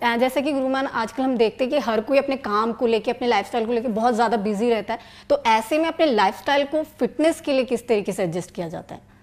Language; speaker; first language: Hindi; native; Hindi